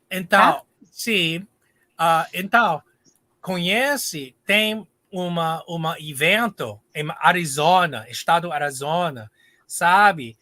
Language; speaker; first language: Portuguese; non-native, learner; English